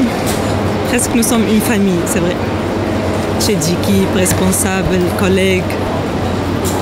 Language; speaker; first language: French; non-native, local second language; Arabic